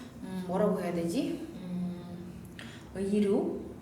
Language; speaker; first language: Korean; non-native, fluent; Indonesian